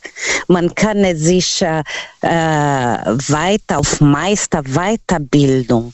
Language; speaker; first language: German; non-native, fluent; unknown